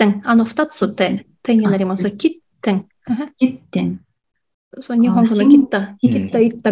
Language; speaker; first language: Japanese; non-native, fluent; Tatar